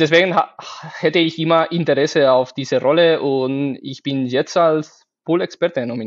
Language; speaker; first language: German; non-native, learner; Spanish